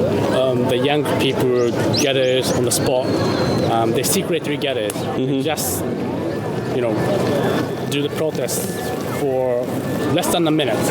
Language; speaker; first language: English; non-native, fluent; Japanese